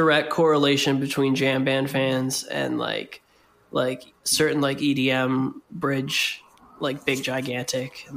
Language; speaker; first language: English; native; English